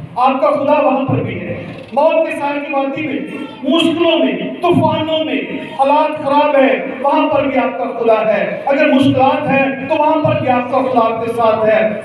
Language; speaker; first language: Urdu; non-native, local second language; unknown